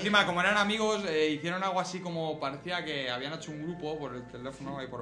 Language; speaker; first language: Spanish; native; Spanish